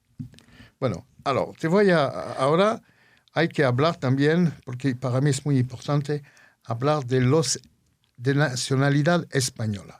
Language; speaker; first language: Spanish; early bilingual, heritage; Ladino